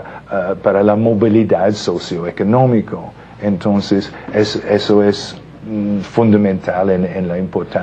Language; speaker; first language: Spanish; non-native, fluent; English